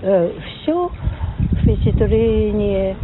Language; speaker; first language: Russian; non-native, learner; Japanese